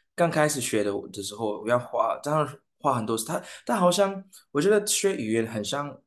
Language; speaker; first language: Chinese; non-native, fluent; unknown